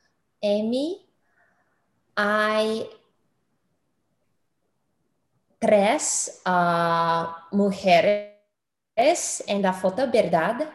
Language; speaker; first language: Spanish; non-native, learner; English